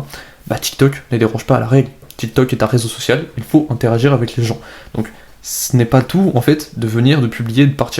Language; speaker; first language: French; native; French